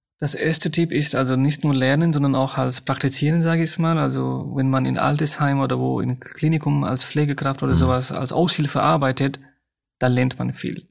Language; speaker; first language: German; non-native, fluent; Nepali